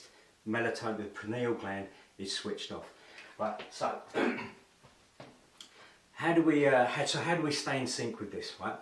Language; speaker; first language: English; native; English